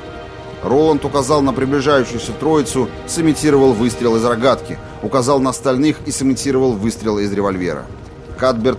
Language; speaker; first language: Russian; native; Russian